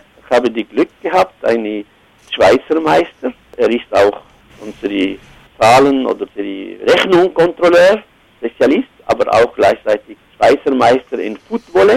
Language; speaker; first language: German; non-native, fluent; Arabic